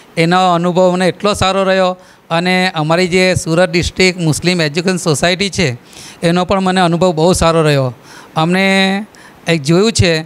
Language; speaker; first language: Gujarati; native; Gujarati